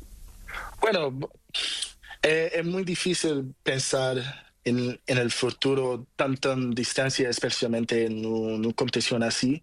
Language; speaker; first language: Spanish; non-native, learner; Portuguese